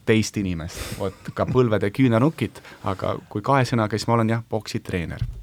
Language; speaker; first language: Estonian; non-native, local second language; Russian